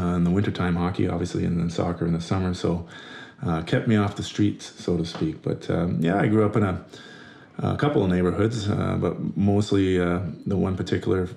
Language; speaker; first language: English; native; English